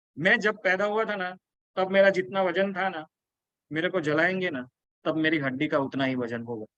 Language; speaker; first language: Hindi; native; Hindi